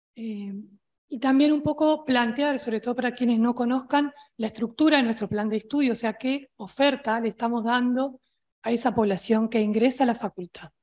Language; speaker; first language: Spanish; native; Spanish